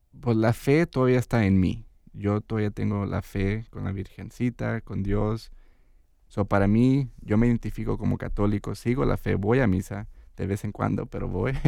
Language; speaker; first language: Spanish; early bilingual, heritage; Spanish